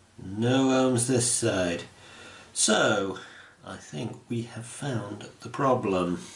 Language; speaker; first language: English; native; English